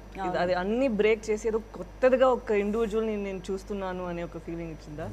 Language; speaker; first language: Telugu; non-native, fluent; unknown